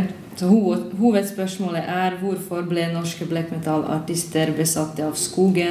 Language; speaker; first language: Swedish; non-native, learner; Hungarian